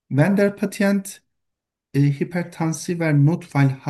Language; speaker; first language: German; non-native, learner; Turkish